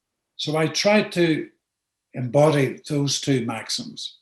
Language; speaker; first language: English; native; English